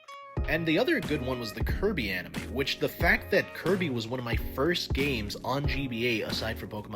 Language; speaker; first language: English; native; English